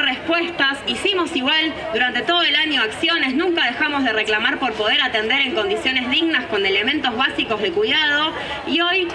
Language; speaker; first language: Spanish; native; Spanish